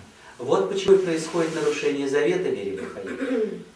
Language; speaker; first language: Russian; native; Russian